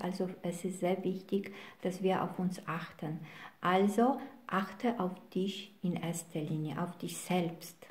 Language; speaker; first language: German; non-native, fluent; Polish